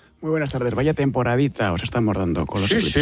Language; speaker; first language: Spanish; native; Spanish